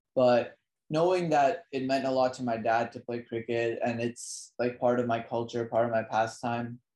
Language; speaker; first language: English; native; English